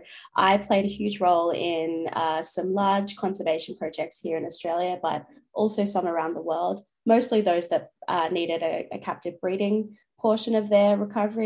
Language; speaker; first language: English; native; English